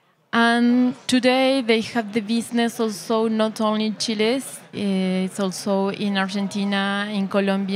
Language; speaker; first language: English; non-native, learner; Spanish